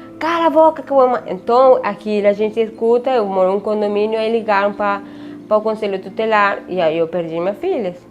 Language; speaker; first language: Portuguese; non-native, learner; Spanish